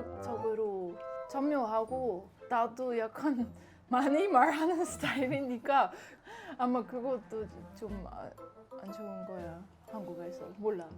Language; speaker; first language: Korean; non-native, learner; Dutch